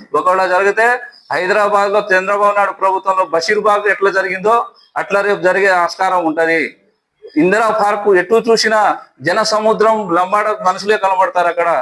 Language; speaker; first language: Telugu; non-native, local second language; Lambadi